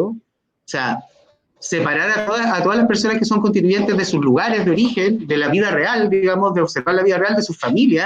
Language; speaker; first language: Spanish; native; Spanish